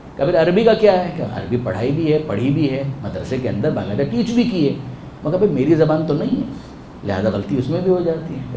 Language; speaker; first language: Urdu; non-native, local second language; Gujarati